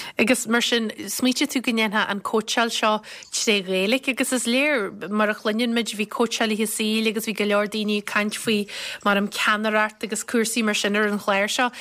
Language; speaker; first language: Irish; native; Irish